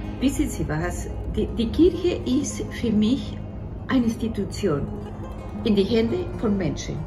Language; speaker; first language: German; non-native, fluent; Spanish